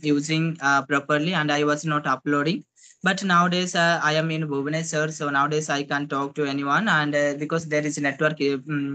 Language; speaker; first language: English; non-native, local second language; Odia